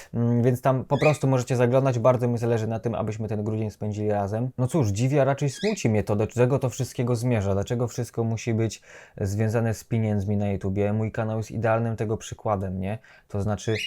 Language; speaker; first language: Polish; native; Polish